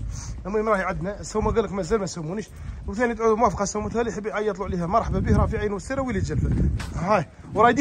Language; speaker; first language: Arabic; native; Arabic